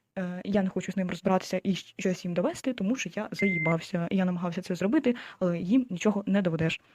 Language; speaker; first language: Ukrainian; non-native, local second language; Russian